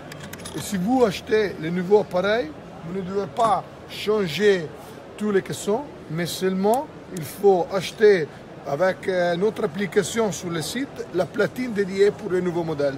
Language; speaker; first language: French; non-native, fluent; Italian